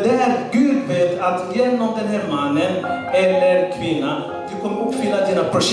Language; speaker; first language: Swedish; non-native, learner; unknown